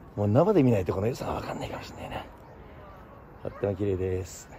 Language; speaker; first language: Japanese; native; Japanese